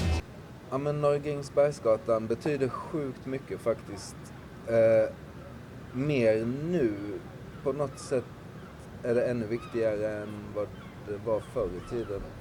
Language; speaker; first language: Swedish; native; Swedish